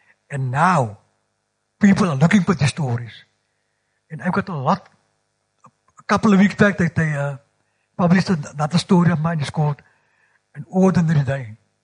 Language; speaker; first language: English; non-native, local second language; Afrikaans